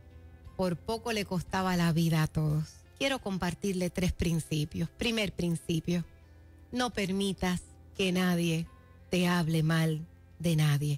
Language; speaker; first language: Spanish; native; Spanish